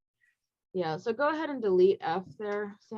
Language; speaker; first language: English; native; English